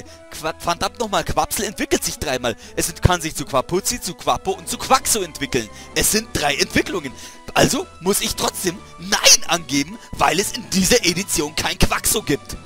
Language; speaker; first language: German; native; German